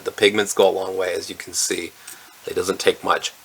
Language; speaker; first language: English; native; English